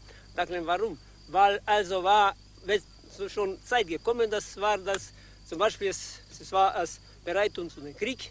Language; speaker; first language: German; non-native, learner; Croatian